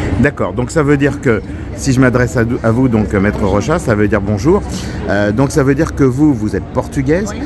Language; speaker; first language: French; native; French